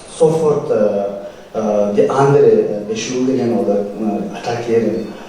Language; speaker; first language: German; non-native, fluent; Tibetan